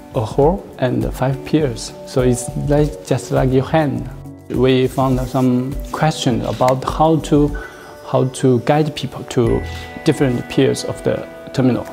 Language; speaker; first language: English; non-native, learner; Chinese